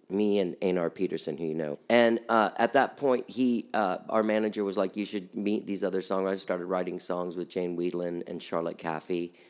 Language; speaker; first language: English; native; English